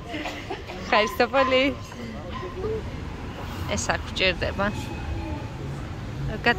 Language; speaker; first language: Georgian; native; Georgian